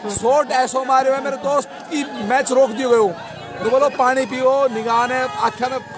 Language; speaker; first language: Hindi; native; Hindi